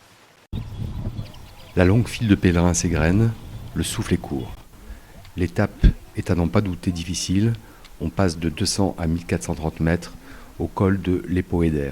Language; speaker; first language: French; native; French